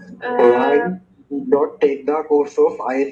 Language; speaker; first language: English; non-native, learner; Bangla